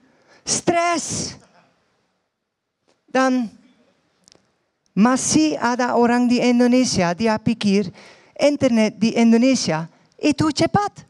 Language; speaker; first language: Indonesian; non-native, learner; Dutch